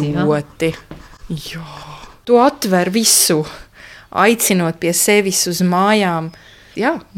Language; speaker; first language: Latvian; non-native, fluent; Estonian